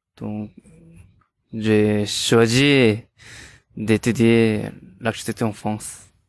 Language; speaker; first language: French; non-native, learner; Korean